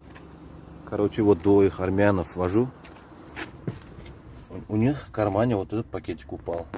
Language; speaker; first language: Russian; non-native, local second language; Kyrgyz